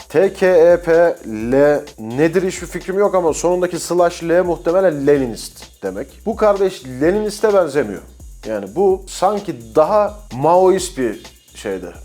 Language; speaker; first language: Turkish; native; Turkish